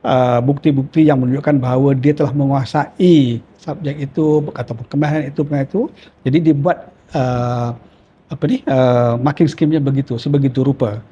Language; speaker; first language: Malay; native; Malay